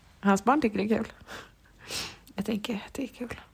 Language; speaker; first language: Swedish; native; Swedish